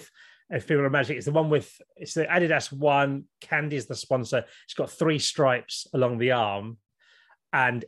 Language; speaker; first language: English; native; English